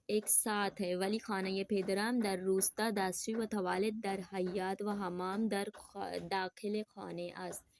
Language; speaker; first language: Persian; non-native, fluent; Urdu